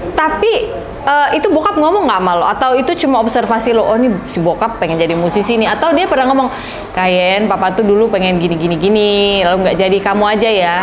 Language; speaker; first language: Indonesian; native; Indonesian